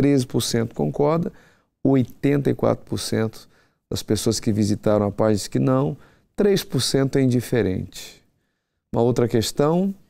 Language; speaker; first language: Portuguese; native; Portuguese